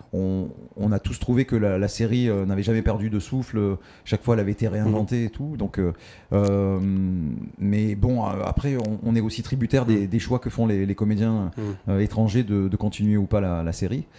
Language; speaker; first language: French; native; French